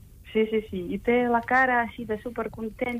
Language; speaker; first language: Catalan; non-native, fluent; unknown